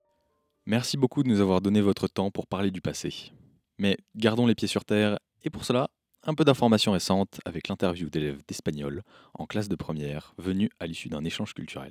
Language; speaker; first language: French; native; French